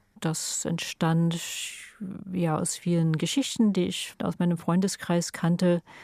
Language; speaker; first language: German; non-native, fluent; English